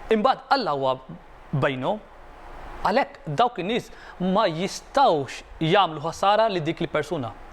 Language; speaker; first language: Maltese; non-native, fluent; Arabic